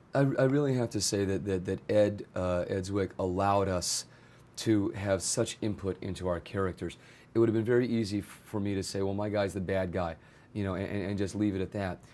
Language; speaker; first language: English; native; English